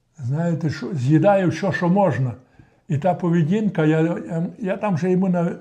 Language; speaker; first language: Ukrainian; native; Ukrainian